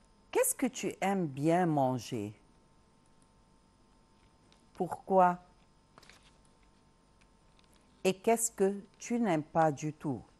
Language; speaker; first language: French; non-native, local second language; Arabic